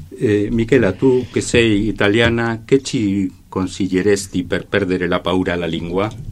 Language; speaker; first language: Italian; non-native, fluent; Spanish